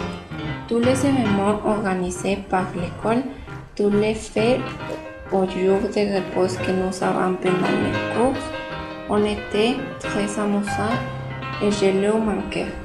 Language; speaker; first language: French; non-native, learner; Spanish